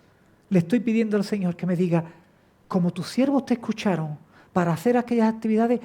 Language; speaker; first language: Spanish; native; Spanish